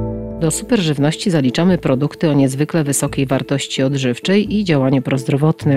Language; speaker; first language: Polish; native; Polish